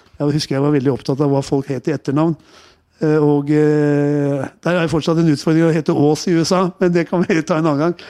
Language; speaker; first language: Norwegian; native; Norwegian